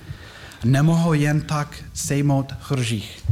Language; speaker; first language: Czech; non-native, learner; English